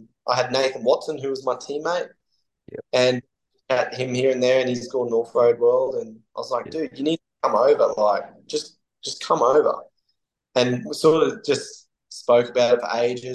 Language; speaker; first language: English; native; English